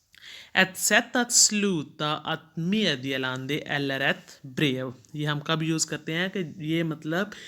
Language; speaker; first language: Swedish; non-native, fluent; Hindi